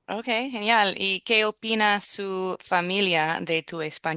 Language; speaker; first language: Spanish; non-native, fluent; English